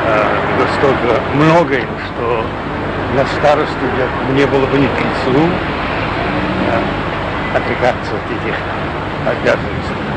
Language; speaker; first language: Russian; non-native, local second language; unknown